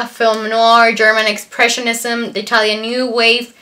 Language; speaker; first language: English; non-native, fluent; Spanish